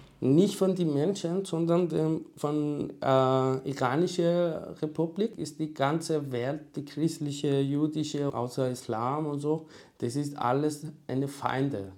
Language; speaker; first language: German; non-native, learner; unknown